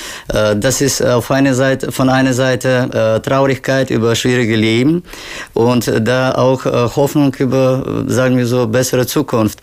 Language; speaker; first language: German; non-native, learner; Russian